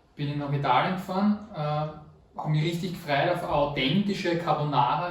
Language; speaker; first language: German; native; German